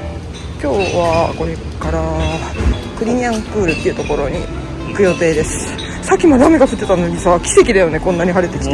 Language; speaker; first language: Japanese; native; Japanese